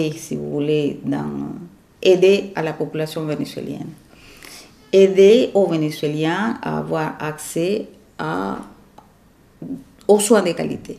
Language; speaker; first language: French; non-native, fluent; Spanish